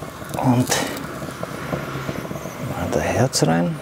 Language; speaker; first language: German; non-native, learner; Russian